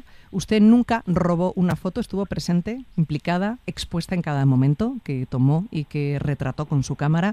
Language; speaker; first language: Spanish; native; Spanish